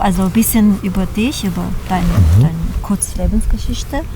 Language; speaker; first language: German; non-native, fluent; Armenian